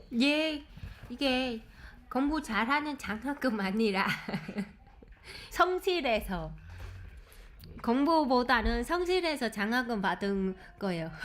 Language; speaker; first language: Korean; non-native, fluent; Vietnamese